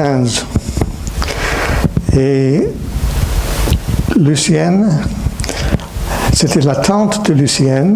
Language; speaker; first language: French; non-native, fluent; English